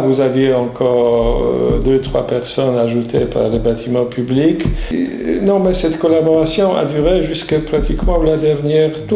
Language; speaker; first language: French; non-native, fluent; Polish